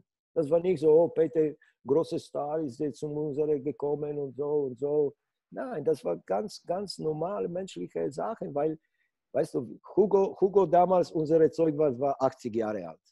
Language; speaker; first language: German; non-native, fluent; Polish